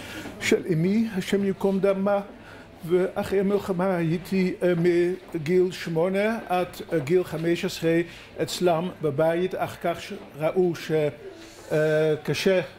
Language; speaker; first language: Hebrew; non-native, fluent; Dutch